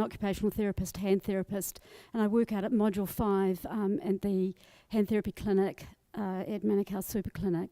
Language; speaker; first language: English; native; English